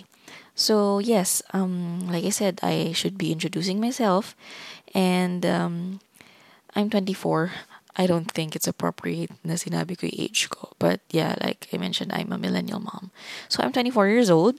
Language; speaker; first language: English; non-native, local second language; Filipino